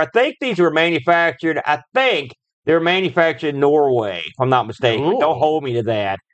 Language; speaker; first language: English; native; English